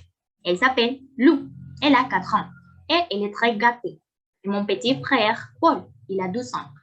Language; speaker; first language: French; non-native, fluent; Spanish